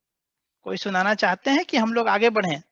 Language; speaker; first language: Hindi; native; Hindi